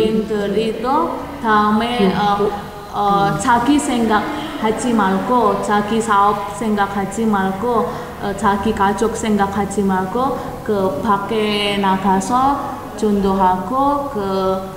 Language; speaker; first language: Korean; non-native, learner; Indonesian